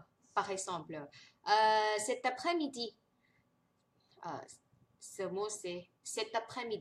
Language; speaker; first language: French; non-native, fluent; Thai